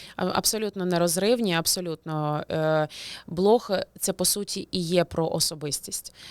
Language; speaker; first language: Ukrainian; native; Ukrainian